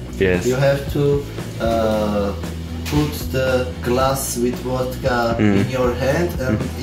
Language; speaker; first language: English; non-native, learner; Armenian